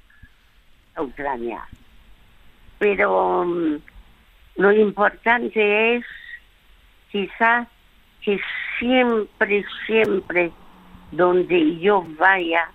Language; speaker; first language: Spanish; early bilingual, other home language; French